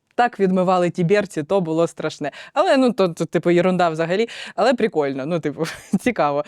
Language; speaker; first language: Ukrainian; non-native, local second language; Russian